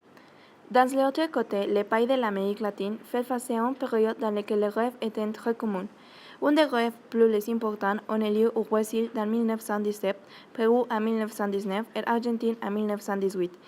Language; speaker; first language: French; non-native, learner; Spanish